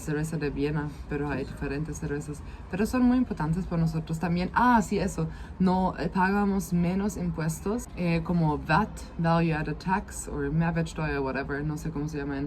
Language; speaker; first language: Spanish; non-native, fluent; German